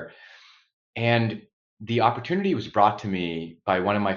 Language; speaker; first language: English; non-native, local second language; Urdu